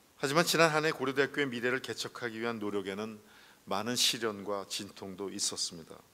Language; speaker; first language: Korean; native; Korean